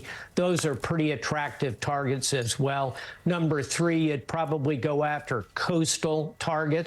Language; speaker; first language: English; native; English